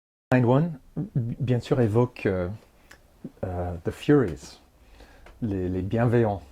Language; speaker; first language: French; non-native, fluent; English